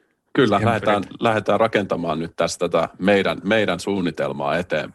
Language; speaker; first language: Finnish; native; Finnish